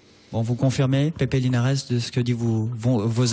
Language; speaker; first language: French; native; French